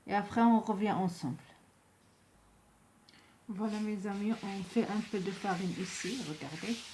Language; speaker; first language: French; non-native, local second language; Arabic